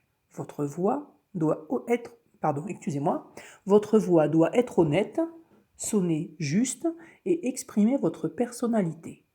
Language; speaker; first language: French; native; French